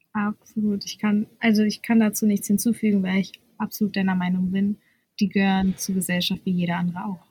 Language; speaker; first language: German; early bilingual, other home language; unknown